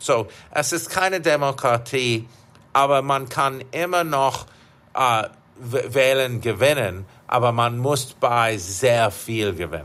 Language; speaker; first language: German; non-native, fluent; English